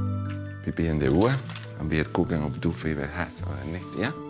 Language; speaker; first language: German; non-native, learner; Spanish